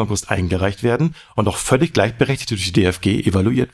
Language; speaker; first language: German; native; German